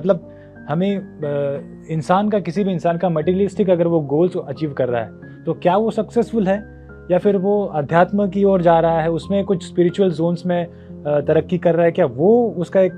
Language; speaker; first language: Hindi; native; Hindi